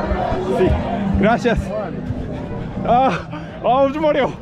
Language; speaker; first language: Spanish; non-native, learner; Korean